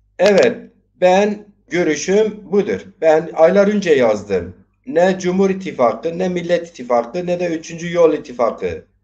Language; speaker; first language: Turkish; non-native, local second language; Zaza